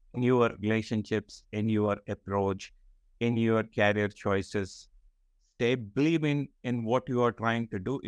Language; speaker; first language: English; non-native, local second language; Kashmiri